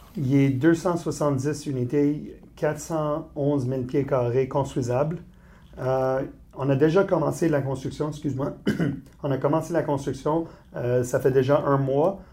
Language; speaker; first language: French; native; French